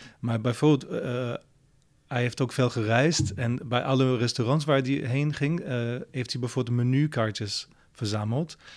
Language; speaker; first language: Dutch; non-native, fluent; French